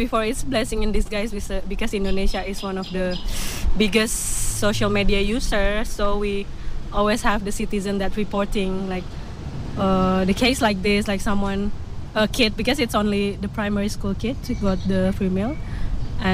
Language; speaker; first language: English; non-native, fluent; Indonesian